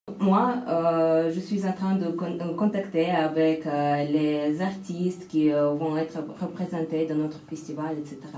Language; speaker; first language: French; non-native, fluent; Russian